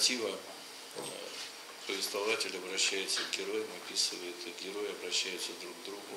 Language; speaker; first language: Russian; native; Russian